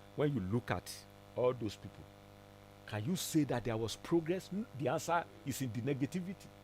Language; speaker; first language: English; non-native, local second language; Yoruba